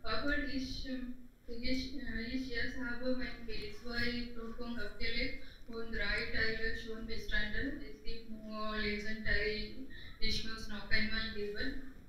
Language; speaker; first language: German; non-native, learner; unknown